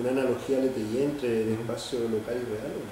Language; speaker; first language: Spanish; native; Spanish